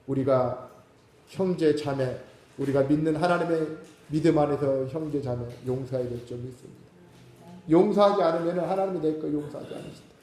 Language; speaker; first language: Korean; native; Korean